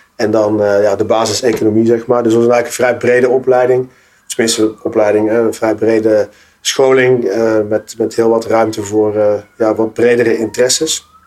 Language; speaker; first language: Dutch; native; Dutch